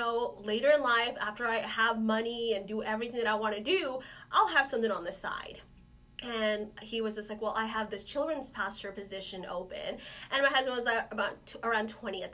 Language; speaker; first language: English; non-native, local second language; Malayalam